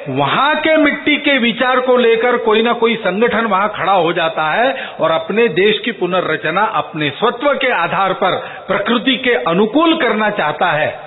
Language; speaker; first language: Hindi; non-native, local second language; Marathi